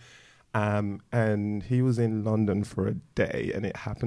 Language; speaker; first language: English; native; English